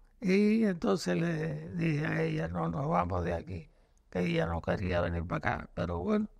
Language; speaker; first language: Spanish; native; Spanish